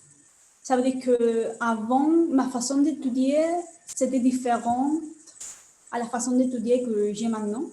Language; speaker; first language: French; non-native, learner; Spanish